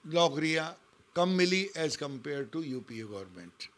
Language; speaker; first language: Hindi; native; Hindi